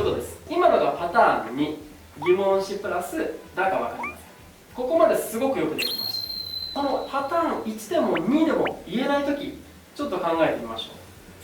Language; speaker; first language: Japanese; native; Japanese